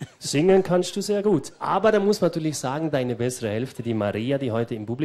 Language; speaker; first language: German; native; German